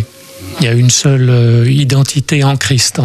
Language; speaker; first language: French; native; French